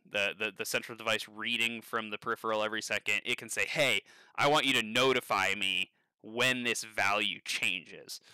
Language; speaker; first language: English; native; English